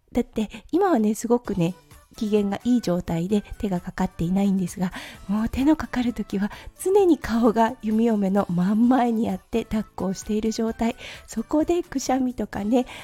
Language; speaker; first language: Japanese; native; Japanese